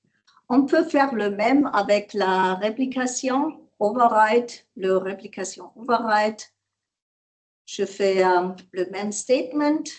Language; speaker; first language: French; non-native, learner; German